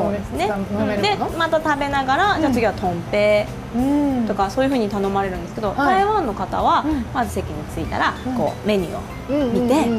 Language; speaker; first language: Japanese; native; Japanese